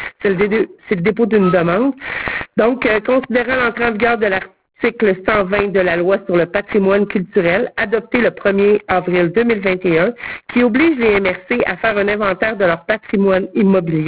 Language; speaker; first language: French; native; French